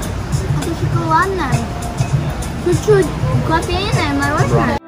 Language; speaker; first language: Russian; early bilingual, heritage; Russian